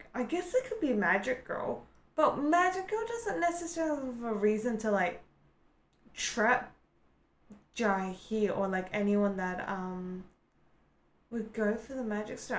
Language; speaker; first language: English; native; English